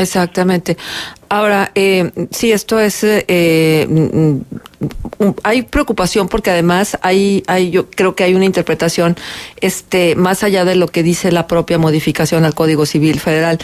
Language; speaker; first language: Spanish; native; Spanish